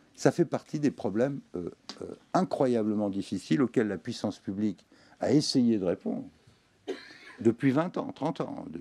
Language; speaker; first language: French; native; French